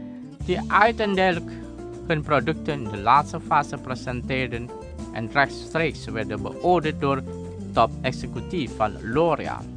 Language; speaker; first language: Dutch; non-native, learner; Indonesian